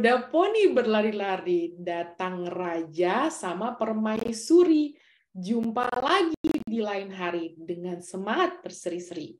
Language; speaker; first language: Indonesian; native; Indonesian